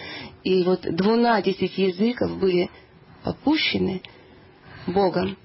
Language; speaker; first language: Russian; native; Russian